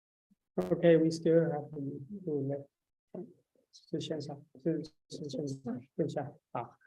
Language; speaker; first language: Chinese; native; Chinese